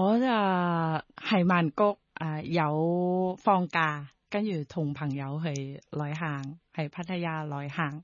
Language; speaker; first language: Cantonese; non-native, learner; Thai